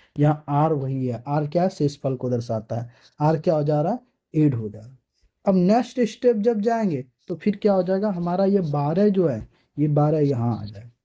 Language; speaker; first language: Hindi; native; Hindi